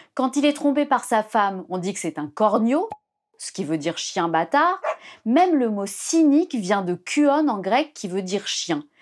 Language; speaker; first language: French; native; French